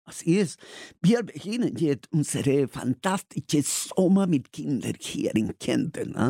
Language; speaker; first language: German; non-native, fluent; Spanish